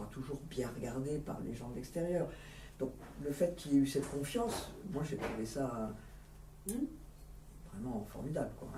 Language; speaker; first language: French; native; French